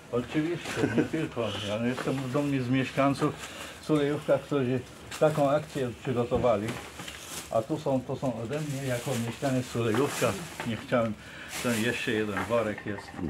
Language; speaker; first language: Polish; non-native, fluent; Arabic